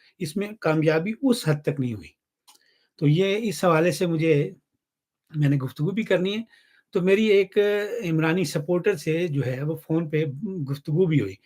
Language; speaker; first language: Urdu; non-native, local second language; Punjabi